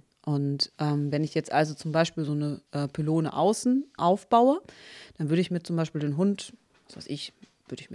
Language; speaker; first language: German; native; German